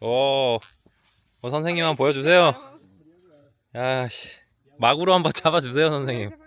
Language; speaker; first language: Korean; native; Korean